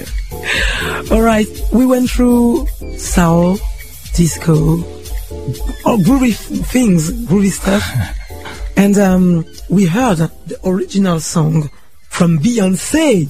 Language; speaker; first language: English; non-native, fluent; French